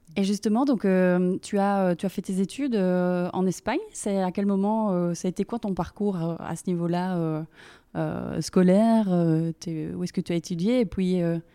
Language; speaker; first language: French; native; French